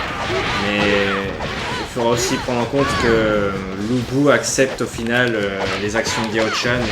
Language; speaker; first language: French; native; French